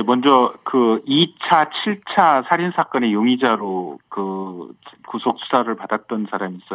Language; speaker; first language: Korean; native; Korean